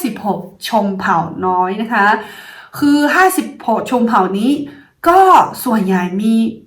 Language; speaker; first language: Thai; non-native, fluent; Chinese